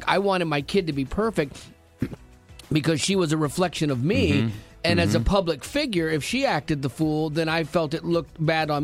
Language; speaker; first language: English; native; English